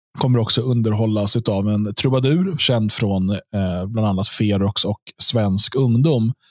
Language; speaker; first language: Swedish; native; Swedish